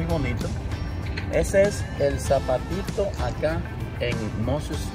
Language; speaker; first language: Spanish; native; Spanish